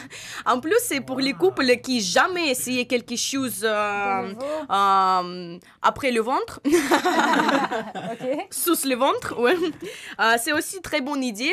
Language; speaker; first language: French; non-native, learner; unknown